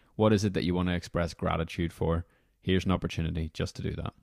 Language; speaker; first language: English; native; English